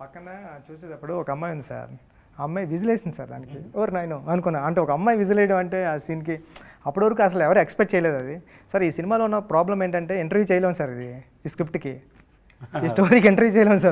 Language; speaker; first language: Telugu; native; Telugu